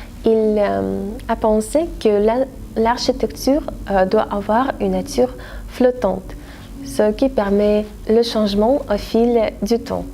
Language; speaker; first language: French; non-native, fluent; Russian